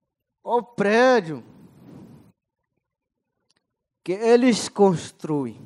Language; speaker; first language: Portuguese; non-native, local second language; Yanomámi